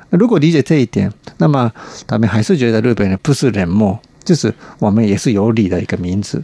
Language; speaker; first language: Chinese; non-native, fluent; Japanese